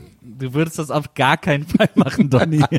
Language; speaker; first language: German; native; German